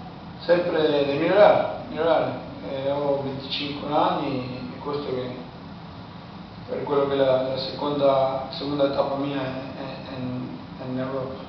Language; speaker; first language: Italian; non-native, fluent; Spanish